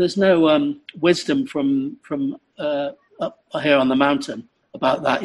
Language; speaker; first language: English; native; English